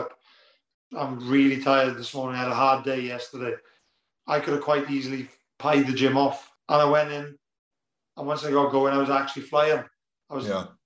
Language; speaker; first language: English; native; English